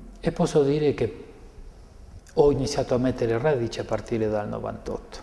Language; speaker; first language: Italian; non-native, fluent; Spanish